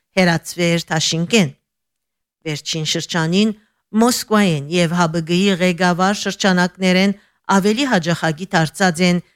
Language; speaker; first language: Armenian; early bilingual, heritage; Armenian